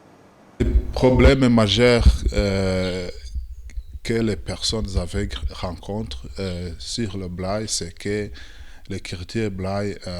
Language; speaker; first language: French; non-native, local second language; Kinyarwanda